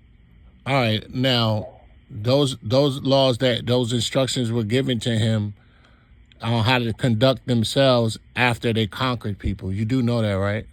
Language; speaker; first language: English; native; English